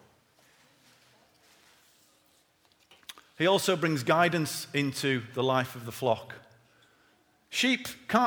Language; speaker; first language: English; native; English